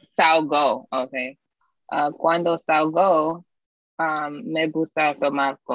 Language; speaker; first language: Spanish; non-native, learner; English